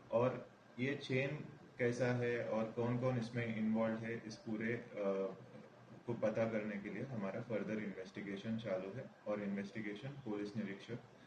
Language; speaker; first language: Hindi; non-native, local second language; Marathi